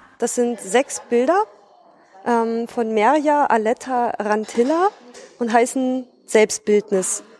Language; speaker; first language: German; native; German